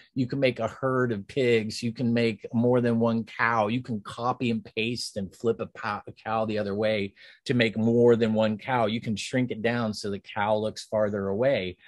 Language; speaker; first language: English; native; English